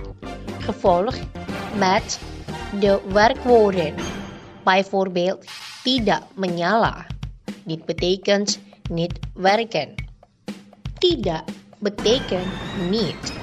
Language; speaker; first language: Dutch; non-native, learner; Indonesian